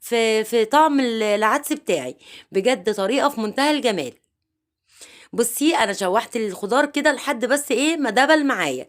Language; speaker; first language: Arabic; native; Arabic